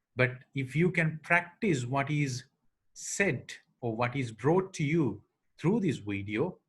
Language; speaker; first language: English; non-native, local second language; Sinhala